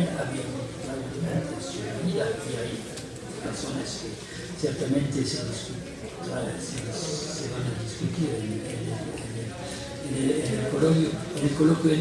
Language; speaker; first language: Spanish; non-native, fluent; French